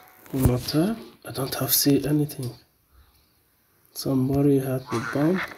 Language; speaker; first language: English; non-native, learner; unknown